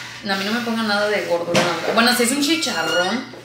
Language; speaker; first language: Spanish; early bilingual, heritage; Spanish